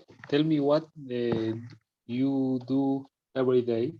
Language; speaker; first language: English; non-native, learner; Spanish